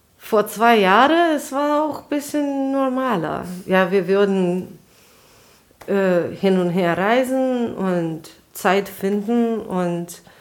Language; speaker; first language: German; non-native, fluent; Russian